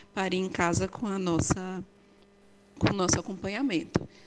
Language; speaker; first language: Portuguese; native; Portuguese